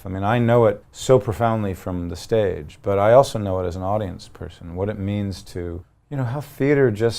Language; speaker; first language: English; native; English